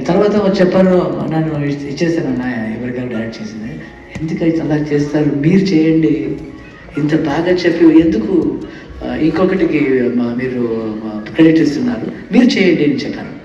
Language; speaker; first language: Telugu; non-native, learner; Kannada